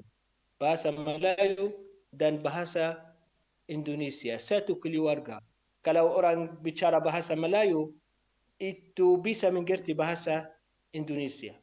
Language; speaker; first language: Indonesian; non-native, learner; Arabic